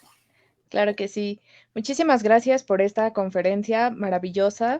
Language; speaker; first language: Spanish; native; Spanish